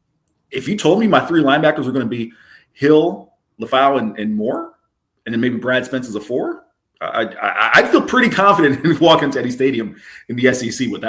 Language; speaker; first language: English; native; English